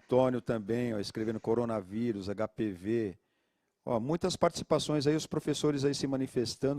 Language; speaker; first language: Portuguese; native; Portuguese